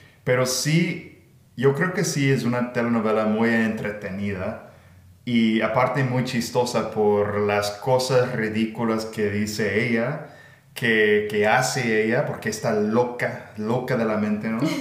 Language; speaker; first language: Spanish; non-native, fluent; English